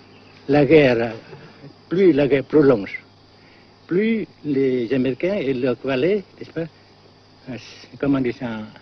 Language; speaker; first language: French; non-native, fluent; Vietnamese